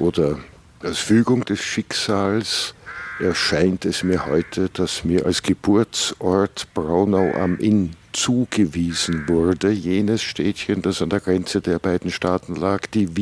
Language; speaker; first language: German; native; German